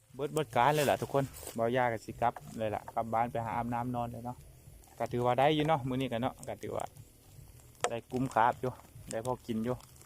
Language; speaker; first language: Thai; native; Thai